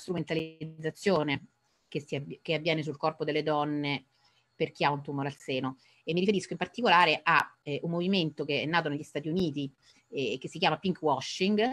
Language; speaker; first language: Italian; native; Italian